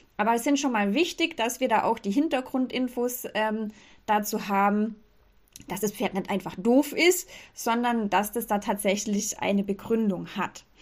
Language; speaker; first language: German; native; German